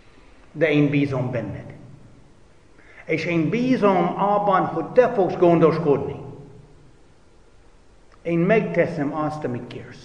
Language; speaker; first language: Hungarian; non-native, fluent; English